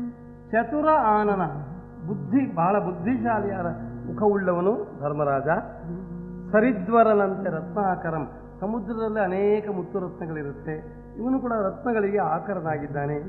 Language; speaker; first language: Kannada; native; Kannada